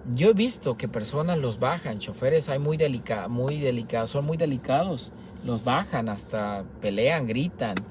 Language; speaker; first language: Spanish; native; Spanish